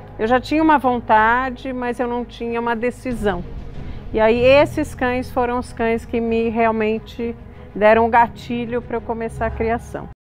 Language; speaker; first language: Portuguese; native; Portuguese